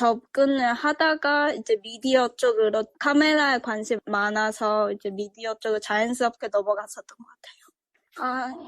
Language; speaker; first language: Korean; early bilingual, other home language; Chinese